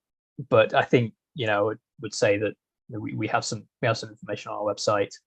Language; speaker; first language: English; native; English